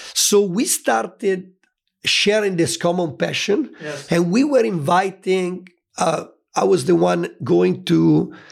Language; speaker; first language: English; non-native, fluent; Italian